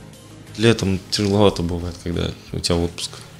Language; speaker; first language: Russian; native; Russian